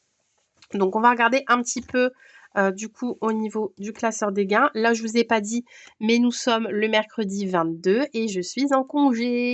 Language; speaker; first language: French; native; French